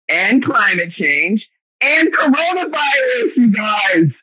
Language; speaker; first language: English; native; English